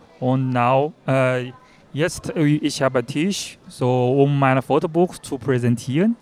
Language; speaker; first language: German; non-native, learner; Chinese